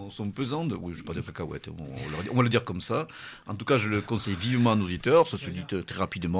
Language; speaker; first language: French; native; French